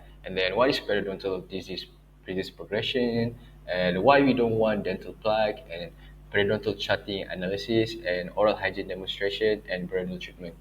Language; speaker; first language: English; non-native, local second language; Malay